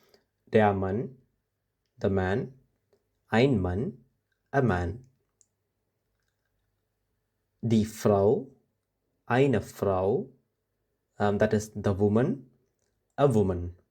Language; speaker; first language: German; non-native, fluent; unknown